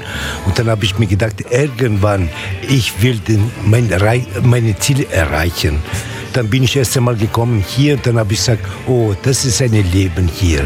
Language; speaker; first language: German; non-native, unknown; Italian